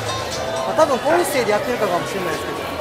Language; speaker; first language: Japanese; native; Japanese